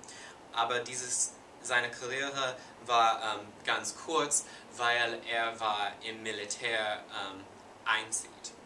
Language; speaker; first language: German; non-native, learner; English